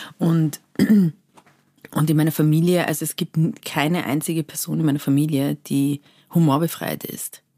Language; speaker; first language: German; early bilingual, other home language; Persian